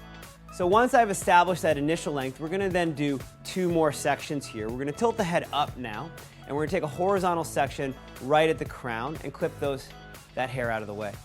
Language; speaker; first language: English; native; English